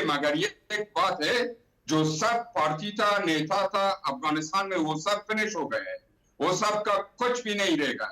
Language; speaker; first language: Hindi; non-native, learner; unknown